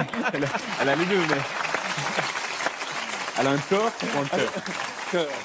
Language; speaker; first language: French; native; French